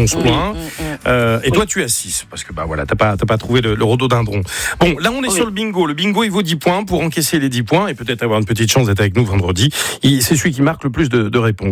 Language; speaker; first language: French; native; French